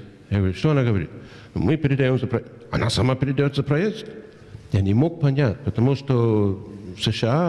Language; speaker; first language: Russian; non-native, fluent; English